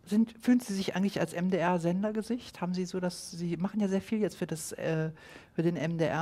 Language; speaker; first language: German; native; German